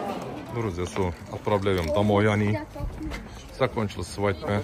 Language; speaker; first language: Russian; non-native, learner; Turkish